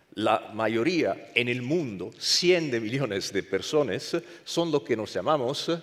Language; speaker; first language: Spanish; non-native, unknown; Italian